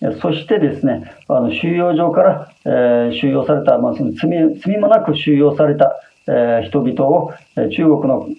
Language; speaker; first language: Japanese; non-native, fluent; Uyghur